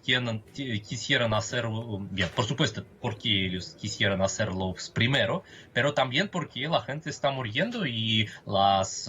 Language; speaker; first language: Spanish; non-native, fluent; Russian